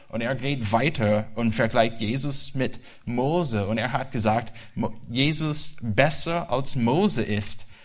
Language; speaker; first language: German; non-native, learner; English